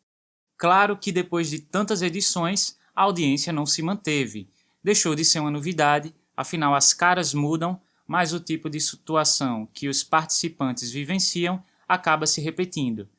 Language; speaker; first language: Portuguese; native; Portuguese